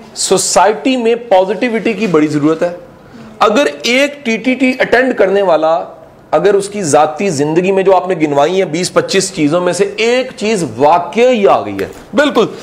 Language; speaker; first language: Urdu; non-native, local second language; Punjabi